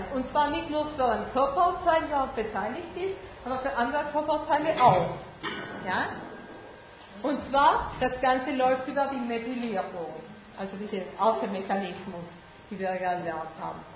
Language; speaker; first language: German; non-native, fluent; Spanish